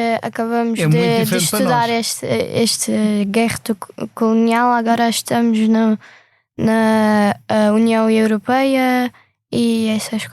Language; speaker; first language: Portuguese; early bilingual, other home language; Ukrainian